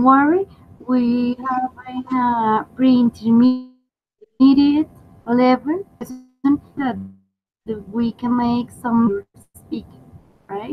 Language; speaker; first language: English; non-native, fluent; Spanish